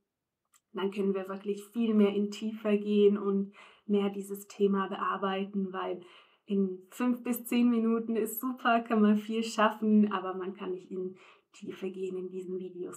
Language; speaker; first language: German; non-native, fluent; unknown